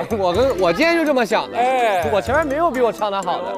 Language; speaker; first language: Chinese; native; Chinese